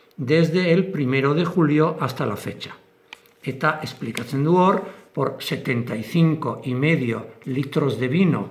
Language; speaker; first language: Spanish; non-native, local second language; Basque